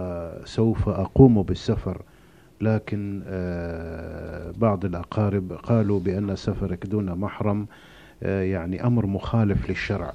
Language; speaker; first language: Arabic; native; Arabic